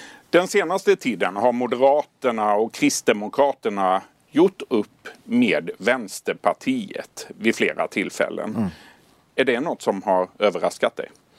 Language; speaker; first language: Swedish; native; Swedish